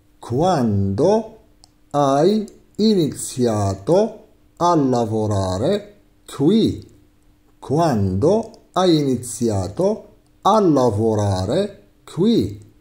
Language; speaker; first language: Italian; non-native, fluent; Arabic